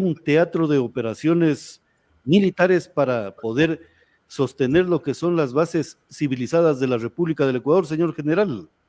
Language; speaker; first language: Spanish; native; Spanish